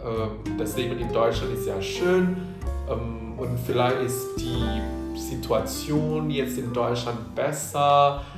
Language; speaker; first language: German; non-native, fluent; Indonesian